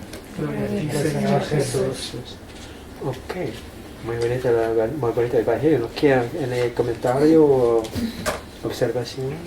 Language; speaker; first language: Spanish; non-native, fluent; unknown